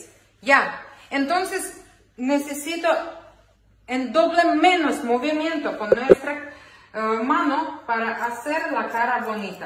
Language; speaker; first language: Spanish; non-native, learner; Ukrainian